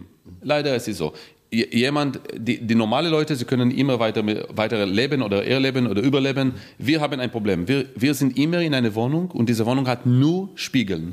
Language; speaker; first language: German; non-native, fluent; Hebrew